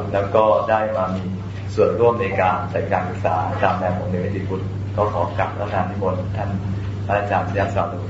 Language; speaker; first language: Thai; native; Thai